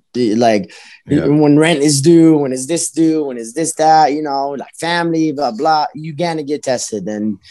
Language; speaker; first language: English; early bilingual, other home language; Arabic